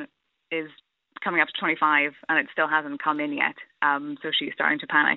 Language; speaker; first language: English; native; English